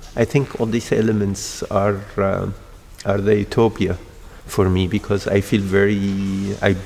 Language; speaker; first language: English; non-native, fluent; Arabic